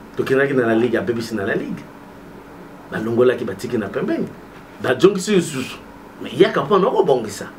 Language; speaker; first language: Lingala; native; Lingala